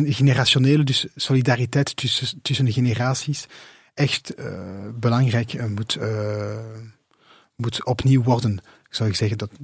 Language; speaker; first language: Dutch; non-native, local second language; French